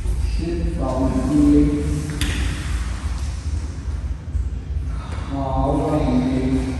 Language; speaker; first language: Vietnamese; non-native, learner; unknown